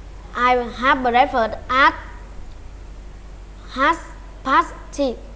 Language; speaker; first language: English; non-native, learner; Vietnamese